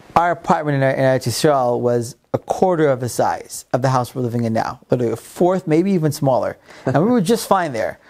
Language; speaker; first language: English; non-native, fluent; Hebrew